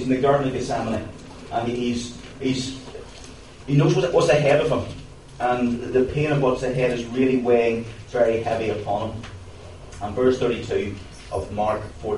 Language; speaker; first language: English; native; English